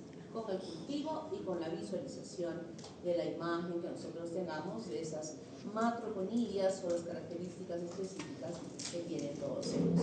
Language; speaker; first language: Spanish; native; Spanish